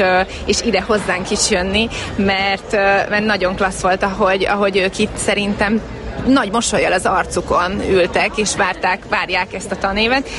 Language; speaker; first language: Hungarian; native; Hungarian